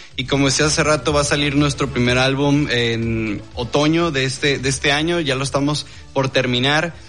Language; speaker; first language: Spanish; native; Spanish